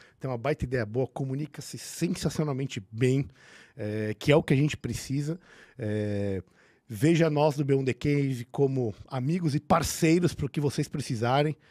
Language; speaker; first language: Portuguese; native; Portuguese